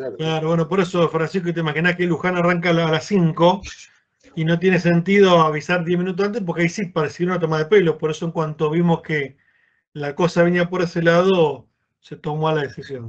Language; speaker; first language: Spanish; native; Spanish